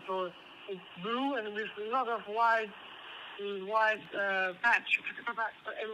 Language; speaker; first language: English; native; English